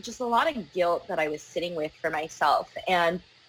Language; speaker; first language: English; native; English